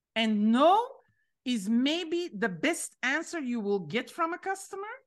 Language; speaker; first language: English; non-native, fluent; French